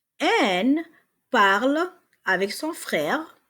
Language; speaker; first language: French; non-native, fluent; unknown